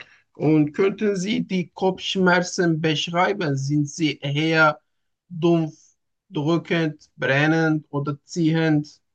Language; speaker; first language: German; non-native, learner; Turkish